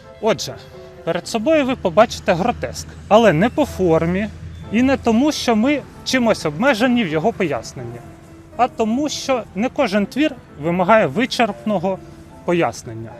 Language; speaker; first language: Ukrainian; native; Ukrainian